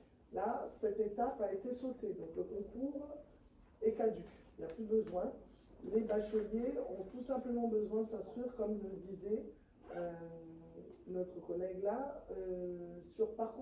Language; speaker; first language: French; native; French